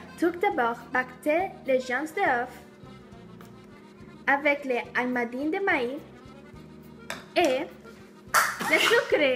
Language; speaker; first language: French; non-native, learner; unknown